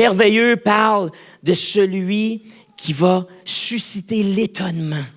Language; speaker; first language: French; native; French